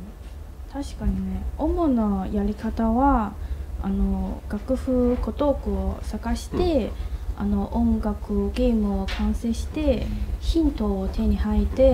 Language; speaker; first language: Japanese; non-native, learner; Chinese